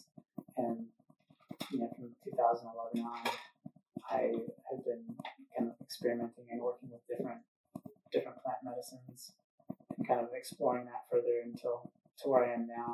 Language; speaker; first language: English; native; English